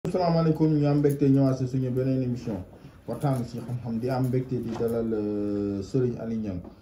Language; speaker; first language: Wolof; non-native, local second language; Fula